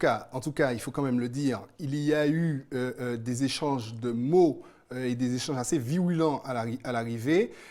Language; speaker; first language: French; native; French